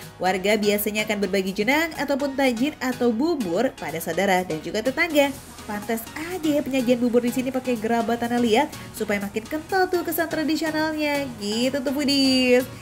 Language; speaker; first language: Indonesian; native; Indonesian